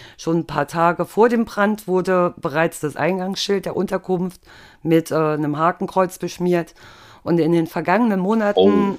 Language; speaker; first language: German; native; German